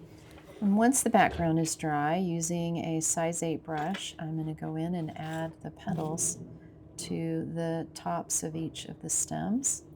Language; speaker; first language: English; native; English